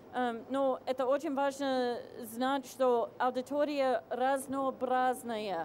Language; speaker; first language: Russian; non-native, fluent; English